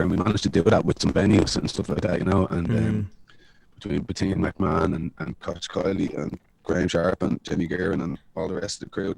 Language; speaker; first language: English; native; English